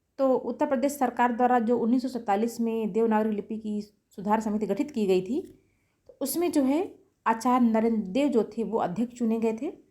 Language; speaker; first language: Hindi; native; Hindi